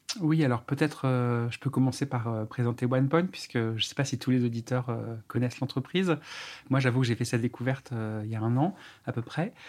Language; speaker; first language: French; native; French